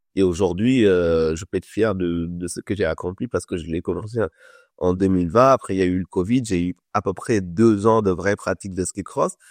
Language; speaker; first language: French; non-native, local second language; Wolof